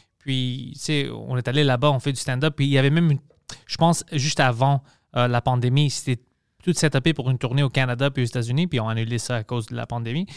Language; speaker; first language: French; non-native, local second language; English